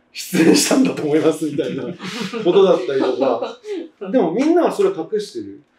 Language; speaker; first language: Japanese; native; Japanese